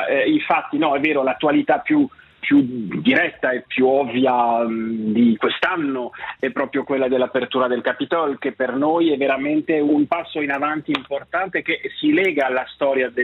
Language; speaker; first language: Italian; non-native, local second language; French